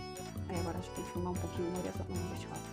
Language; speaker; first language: Portuguese; native; Portuguese